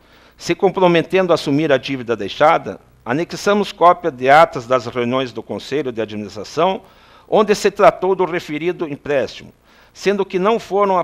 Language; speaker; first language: Portuguese; native; Portuguese